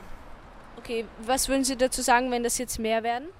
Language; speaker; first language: German; native; German